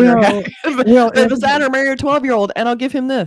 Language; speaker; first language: English; native; English